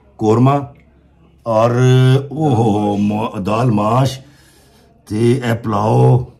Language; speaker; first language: Urdu; non-native, local second language; Punjabi